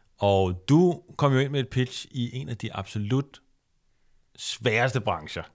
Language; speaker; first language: Danish; native; Danish